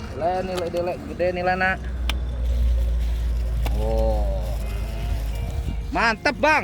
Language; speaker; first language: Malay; non-native, local second language; Sundanese